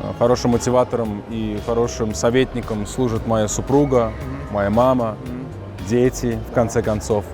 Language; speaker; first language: Russian; native; Russian